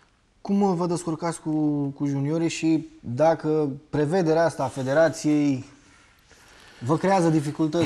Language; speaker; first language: Romanian; native; Romanian